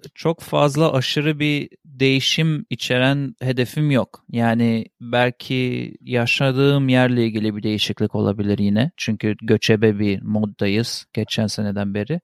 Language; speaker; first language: Turkish; native; Turkish